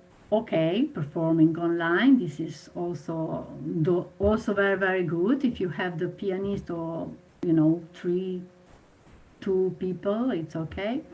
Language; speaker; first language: English; non-native, fluent; Slovenian